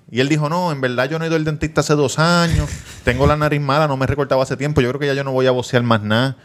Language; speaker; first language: Spanish; native; Spanish